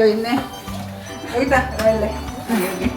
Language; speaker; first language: Korean; native; Korean